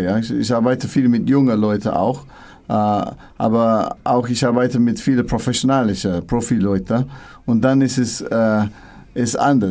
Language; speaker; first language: German; non-native, learner; English